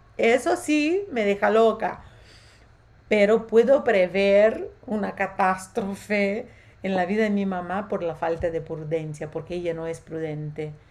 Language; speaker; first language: Spanish; non-native, fluent; Portuguese